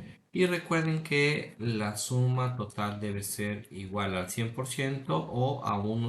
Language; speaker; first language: Spanish; native; Spanish